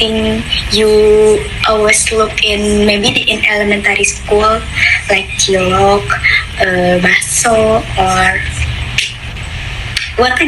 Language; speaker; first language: English; non-native, fluent; Indonesian